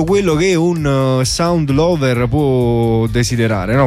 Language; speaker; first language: Italian; native; Italian